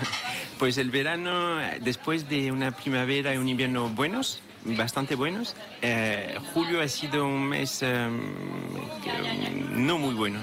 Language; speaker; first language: Spanish; non-native, fluent; French